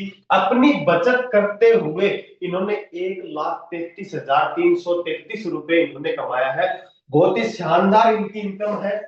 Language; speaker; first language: Hindi; native; Hindi